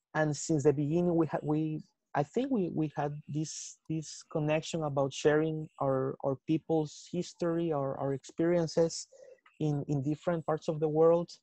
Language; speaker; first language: English; non-native, fluent; Spanish